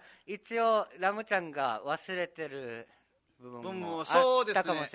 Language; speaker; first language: Japanese; native; Japanese